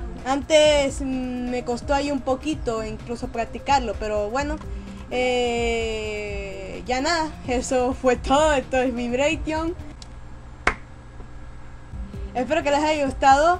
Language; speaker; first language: Spanish; native; Spanish